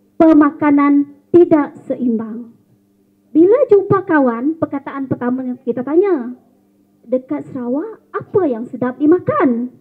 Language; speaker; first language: Malay; non-native, local second language; Iban